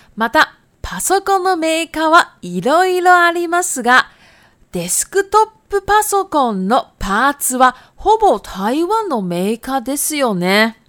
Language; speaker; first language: Japanese; non-native, fluent; Chinese